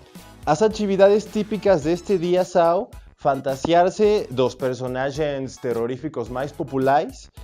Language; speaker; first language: Portuguese; non-native, learner; Spanish